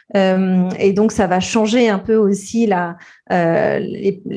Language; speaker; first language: French; native; French